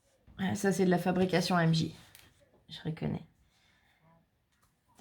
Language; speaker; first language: French; native; French